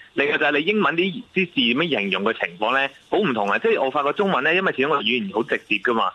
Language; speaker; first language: Cantonese; non-native, local second language; English